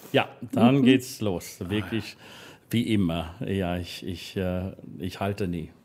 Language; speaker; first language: German; non-native, fluent; English